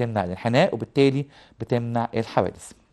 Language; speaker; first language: Arabic; native; Arabic